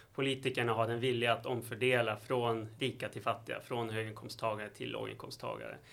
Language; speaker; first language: Swedish; native; Swedish